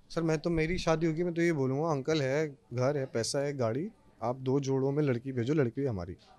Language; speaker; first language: Hindi; native; Hindi